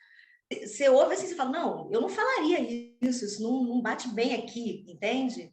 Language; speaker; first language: Portuguese; native; Portuguese